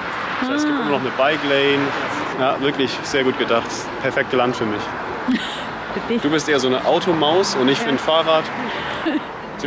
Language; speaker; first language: German; native; German